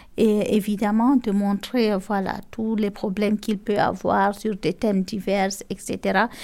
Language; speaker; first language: French; non-native, local second language; Fula